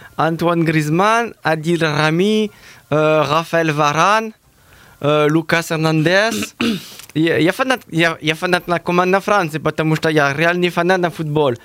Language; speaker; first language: Russian; non-native, learner; French